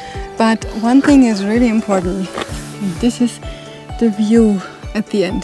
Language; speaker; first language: English; non-native, learner; German